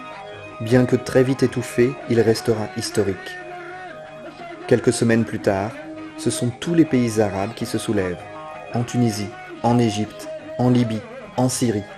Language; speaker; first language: French; native; French